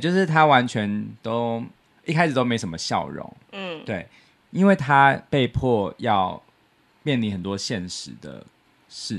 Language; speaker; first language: Chinese; native; Chinese